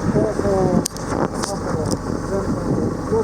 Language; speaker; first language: Japanese; native; Japanese